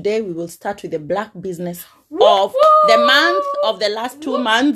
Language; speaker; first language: English; non-native, local second language; Kikuyu